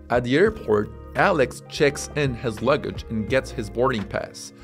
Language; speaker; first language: English; non-native, fluent; French